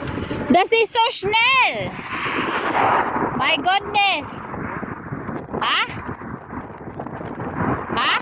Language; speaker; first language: German; non-native, learner; Filipino